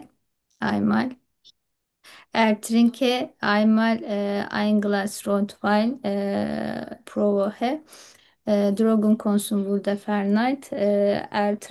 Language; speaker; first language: German; non-native, fluent; Turkish